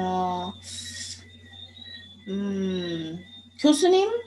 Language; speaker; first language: Korean; non-native, learner; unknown